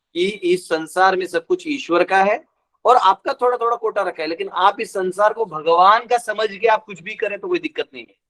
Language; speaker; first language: Hindi; non-native, local second language; Marathi